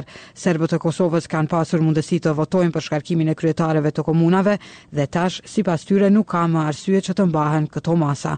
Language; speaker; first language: Albanian; native; Albanian